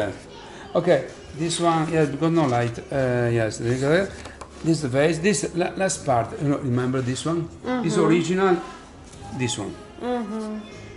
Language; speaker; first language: English; non-native, learner; Italian